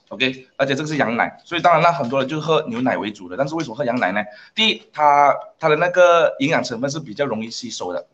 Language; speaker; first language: Chinese; non-native, local second language; English